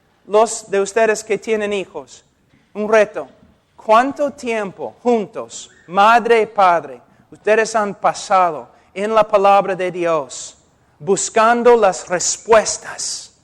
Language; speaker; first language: Spanish; non-native, fluent; English